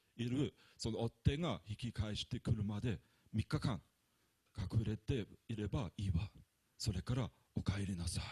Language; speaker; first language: Japanese; non-native, fluent; German